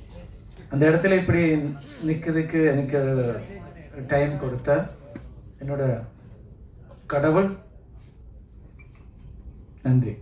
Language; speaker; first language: Tamil; non-native, learner; Malayalam